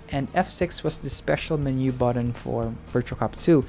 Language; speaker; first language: English; non-native, local second language; Hiligaynon